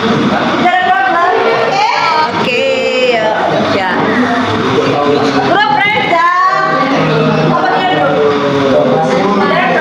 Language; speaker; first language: English; non-native, fluent; Indonesian